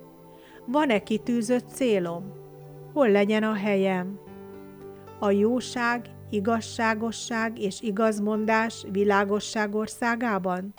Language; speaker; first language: Hungarian; native; Hungarian